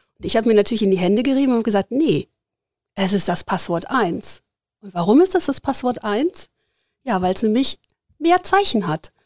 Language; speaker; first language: German; native; German